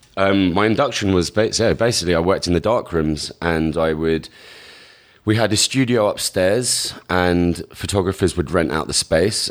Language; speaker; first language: English; native; English